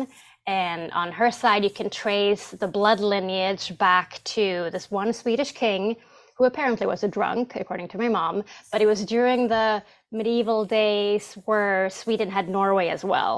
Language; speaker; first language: English; non-native, fluent; Swedish